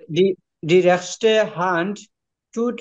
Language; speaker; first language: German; non-native, learner; Bangla